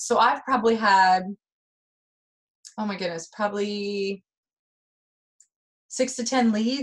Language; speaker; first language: English; native; English